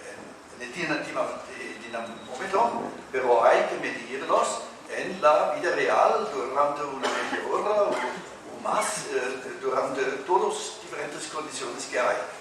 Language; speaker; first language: Spanish; non-native, fluent; German